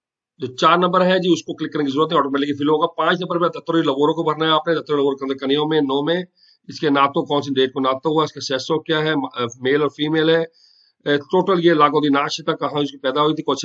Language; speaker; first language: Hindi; non-native, local second language; Punjabi